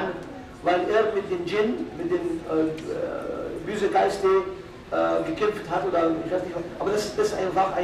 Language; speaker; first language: German; non-native, fluent; Arabic